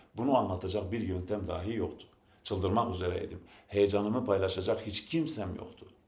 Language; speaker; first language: Turkish; non-native, local second language; Zaza